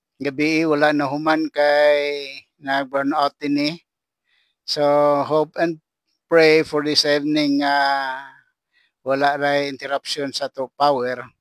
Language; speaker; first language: Cebuano; non-native, local second language; Hiligaynon